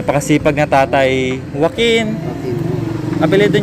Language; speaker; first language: Filipino; native; Filipino